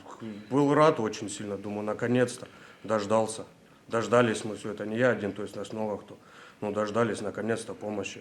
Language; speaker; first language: Russian; native; Russian